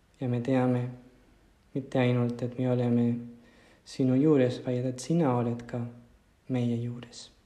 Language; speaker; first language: Estonian; non-native, fluent; Spanish